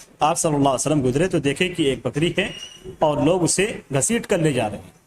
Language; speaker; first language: Urdu; native; Urdu